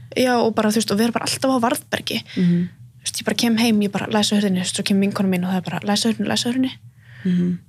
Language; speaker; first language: Icelandic; native; Icelandic